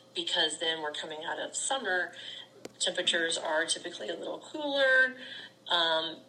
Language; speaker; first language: English; native; English